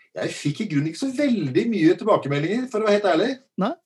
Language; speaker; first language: Norwegian; native; Norwegian